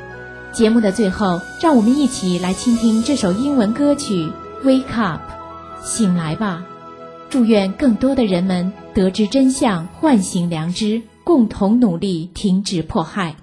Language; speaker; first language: Chinese; native; Chinese